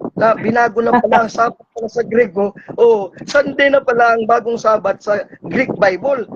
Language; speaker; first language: Filipino; non-native, local second language; Cebuano